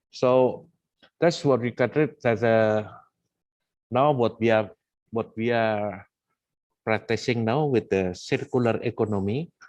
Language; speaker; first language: English; non-native, fluent; Indonesian